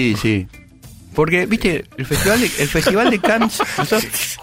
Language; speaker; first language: Spanish; native; Spanish